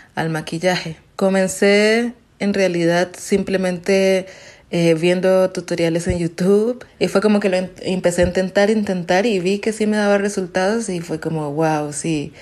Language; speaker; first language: Spanish; native; Spanish